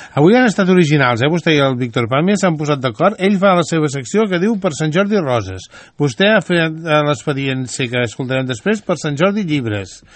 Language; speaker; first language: Catalan; native; Catalan